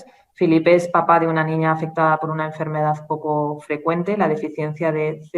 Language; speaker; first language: Spanish; native; Spanish